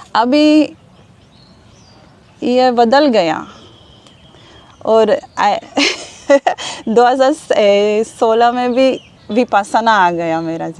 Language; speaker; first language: Hindi; non-native, learner; Hebrew